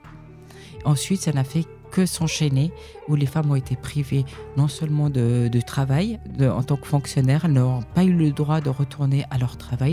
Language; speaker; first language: French; early bilingual, other home language; Persian